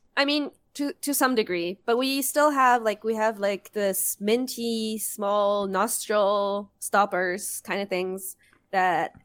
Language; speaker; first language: English; non-native, fluent; German